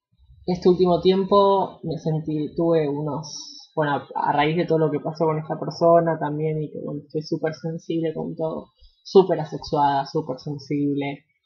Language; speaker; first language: Spanish; native; Spanish